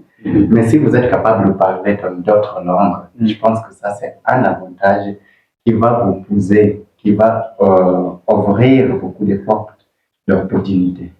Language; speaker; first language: French; non-native, learner; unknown